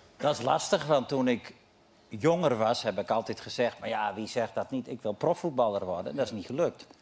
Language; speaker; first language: Dutch; native; Dutch